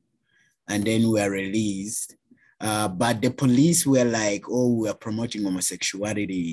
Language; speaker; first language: English; non-native, local second language; Ganda